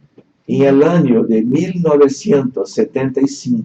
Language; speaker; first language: Spanish; non-native, fluent; Portuguese